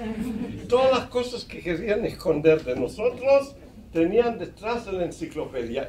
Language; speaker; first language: Spanish; non-native, fluent; Hebrew